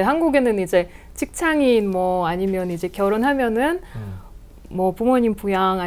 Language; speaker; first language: Korean; non-native, fluent; Russian